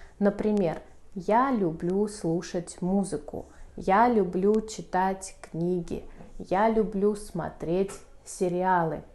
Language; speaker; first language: Russian; native; Russian